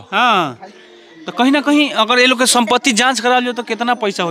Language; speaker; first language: Hindi; native; Hindi